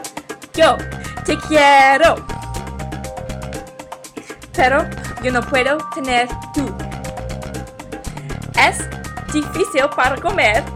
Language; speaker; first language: Spanish; non-native, learner; English